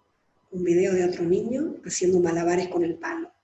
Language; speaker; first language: Spanish; native; Spanish